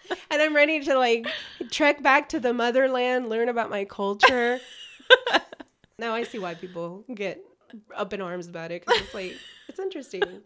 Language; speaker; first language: English; early bilingual, other home language; Spanish